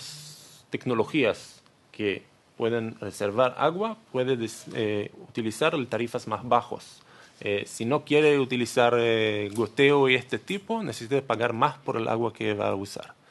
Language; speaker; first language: Spanish; non-native, learner; Hebrew